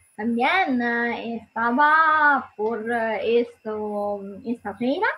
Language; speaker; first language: Spanish; non-native, learner; Italian